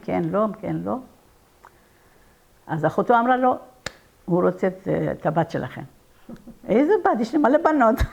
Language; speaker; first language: Hebrew; non-native, fluent; Persian